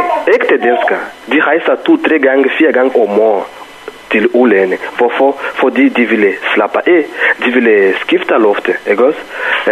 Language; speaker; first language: Danish; non-native, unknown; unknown